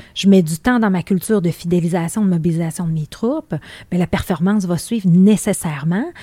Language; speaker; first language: French; native; French